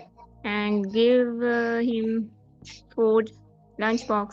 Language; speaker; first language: English; non-native, learner; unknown